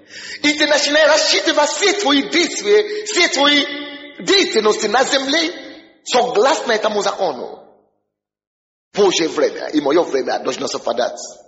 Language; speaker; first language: Russian; non-native, fluent; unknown